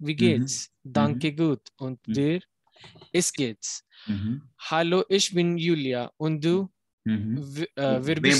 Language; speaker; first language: German; non-native, learner; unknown